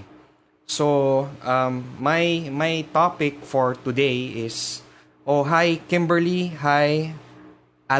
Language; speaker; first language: English; non-native, local second language; Filipino